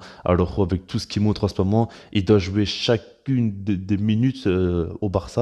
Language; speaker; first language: French; native; French